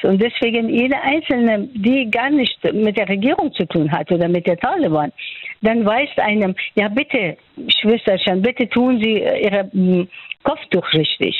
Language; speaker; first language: German; non-native, fluent; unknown